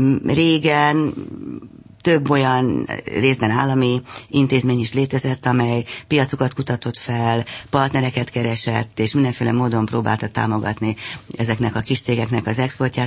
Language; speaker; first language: Hungarian; native; Hungarian